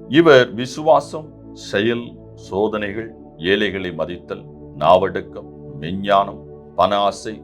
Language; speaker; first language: Tamil; native; Tamil